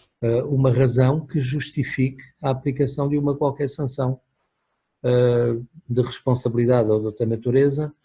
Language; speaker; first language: Portuguese; native; Portuguese